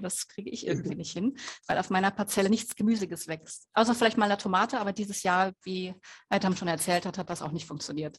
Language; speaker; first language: German; native; German